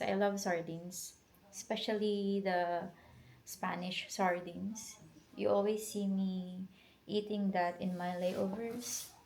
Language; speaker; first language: English; non-native, local second language; Filipino